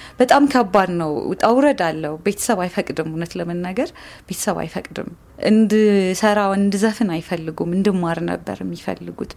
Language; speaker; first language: Amharic; native; Amharic